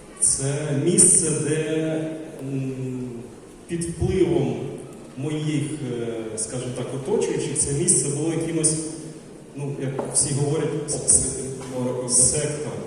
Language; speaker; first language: Ukrainian; non-native, local second language; Russian